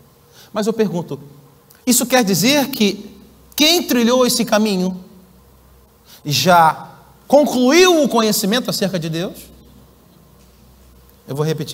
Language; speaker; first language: Portuguese; native; Portuguese